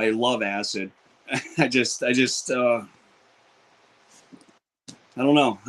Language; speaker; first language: English; native; English